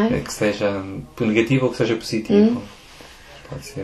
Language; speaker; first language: Portuguese; native; Portuguese